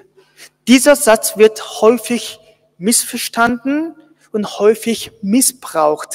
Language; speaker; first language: German; non-native, fluent; Korean